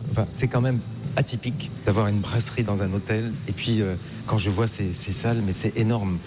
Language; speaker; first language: French; native; French